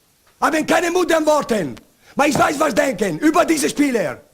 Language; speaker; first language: German; non-native, learner; Italian